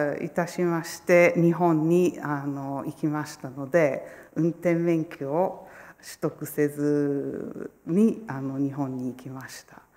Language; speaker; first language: Japanese; non-native, fluent; Italian